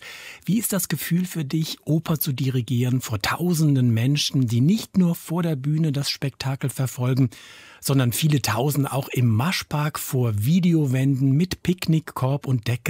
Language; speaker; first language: German; native; German